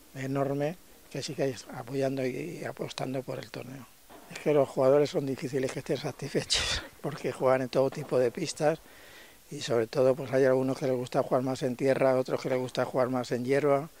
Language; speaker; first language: Spanish; native; Spanish